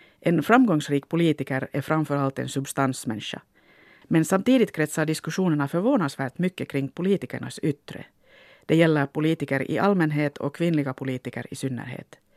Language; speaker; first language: Swedish; non-native, local second language; Finnish